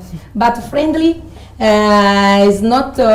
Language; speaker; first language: English; non-native, fluent; Italian